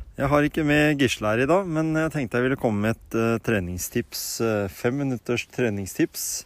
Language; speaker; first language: Norwegian; native; Norwegian